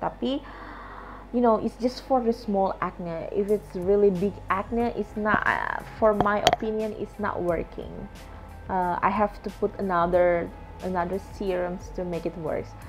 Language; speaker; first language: English; non-native, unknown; Indonesian